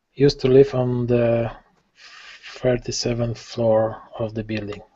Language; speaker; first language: English; non-native, learner; Polish